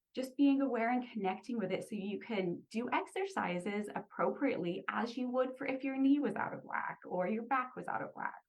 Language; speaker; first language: English; native; English